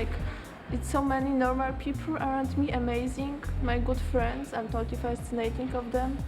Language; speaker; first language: English; non-native, learner; Polish